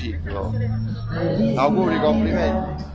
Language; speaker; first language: Italian; native; Italian